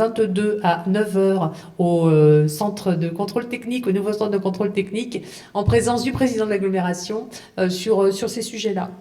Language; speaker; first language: French; native; French